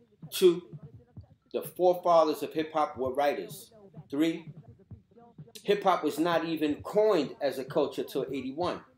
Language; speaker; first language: English; native; English